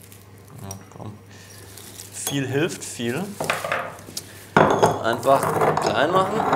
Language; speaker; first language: German; native; German